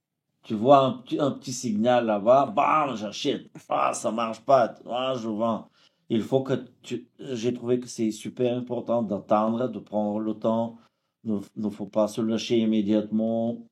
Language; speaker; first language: French; non-native, fluent; Bulgarian